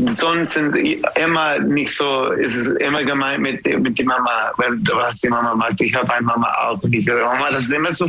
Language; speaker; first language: German; non-native, learner; English